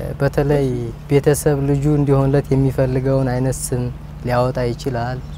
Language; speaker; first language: Amharic; native; Amharic